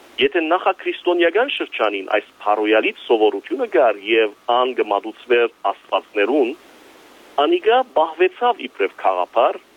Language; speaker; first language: Armenian; early bilingual, heritage; Armenian